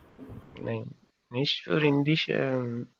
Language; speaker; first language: German; non-native, learner; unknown